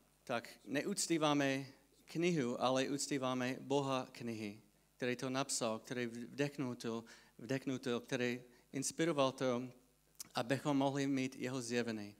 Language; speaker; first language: Czech; non-native, fluent; English